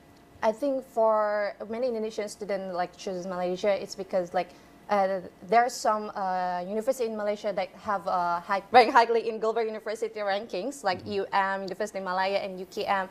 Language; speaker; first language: English; non-native, fluent; Indonesian